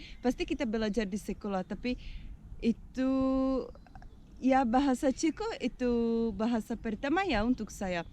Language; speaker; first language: Indonesian; non-native, learner; Czech